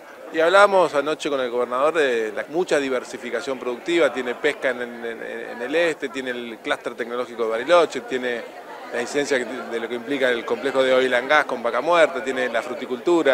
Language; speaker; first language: Spanish; native; Spanish